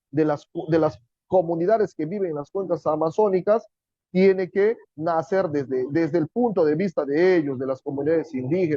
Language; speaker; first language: Spanish; native; Spanish